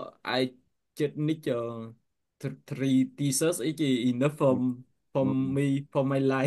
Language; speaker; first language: English; non-native, learner; Vietnamese